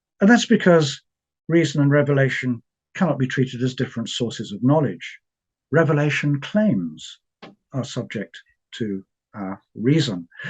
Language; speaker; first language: English; native; English